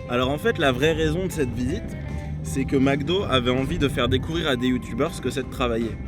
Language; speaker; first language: French; native; French